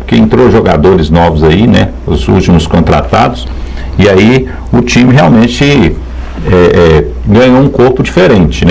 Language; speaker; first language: Portuguese; native; Portuguese